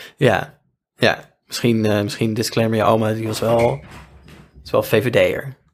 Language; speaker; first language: Dutch; native; Dutch